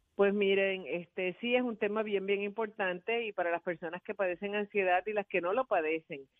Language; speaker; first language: Spanish; native; Spanish